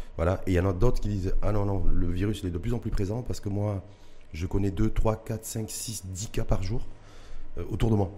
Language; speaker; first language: French; non-native, local second language; Arabic